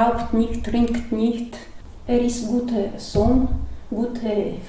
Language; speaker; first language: German; non-native, learner; Chechen